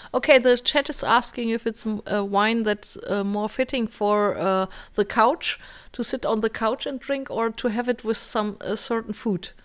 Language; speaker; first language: English; non-native, fluent; German